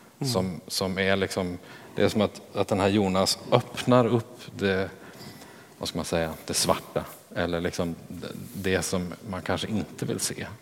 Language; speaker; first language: Swedish; native; Swedish